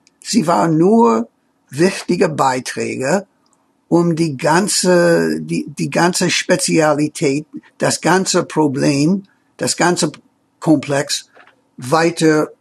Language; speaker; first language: German; non-native, fluent; English